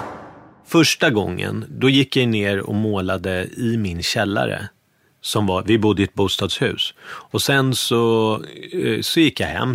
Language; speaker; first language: Swedish; native; Swedish